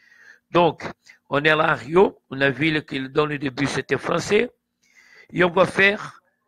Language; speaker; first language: French; non-native, learner; Portuguese